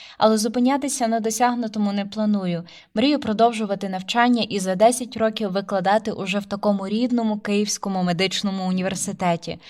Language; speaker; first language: Ukrainian; early bilingual, heritage; Ukrainian